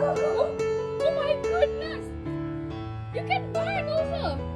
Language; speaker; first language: English; non-native, learner; Indonesian